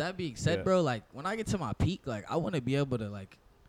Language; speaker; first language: English; native; English